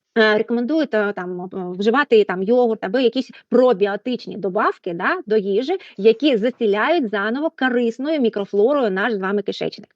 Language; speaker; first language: Ukrainian; non-native, local second language; Russian